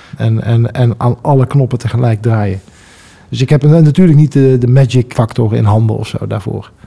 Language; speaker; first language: Dutch; native; Dutch